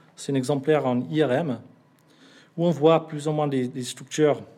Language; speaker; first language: French; non-native, fluent; English